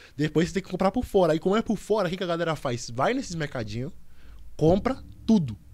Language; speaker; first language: Portuguese; non-native, fluent; Spanish